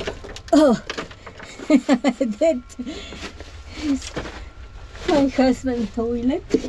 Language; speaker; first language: English; non-native, learner; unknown